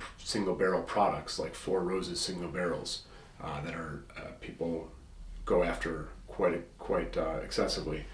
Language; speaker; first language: English; native; English